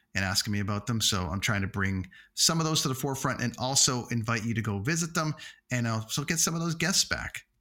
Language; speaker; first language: English; native; English